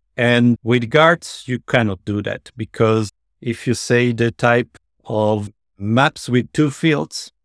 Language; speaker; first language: English; non-native, fluent; Italian